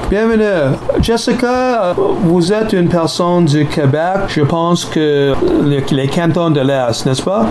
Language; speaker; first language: French; non-native, learner; English